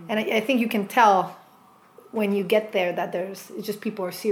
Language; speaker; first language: English; native; English